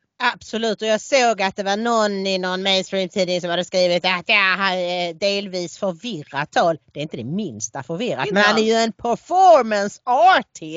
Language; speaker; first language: Swedish; native; Swedish